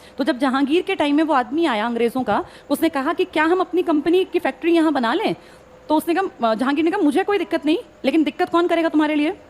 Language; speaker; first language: Hindi; native; Hindi